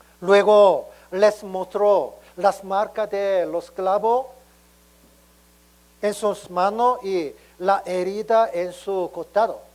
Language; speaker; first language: Spanish; non-native, learner; Korean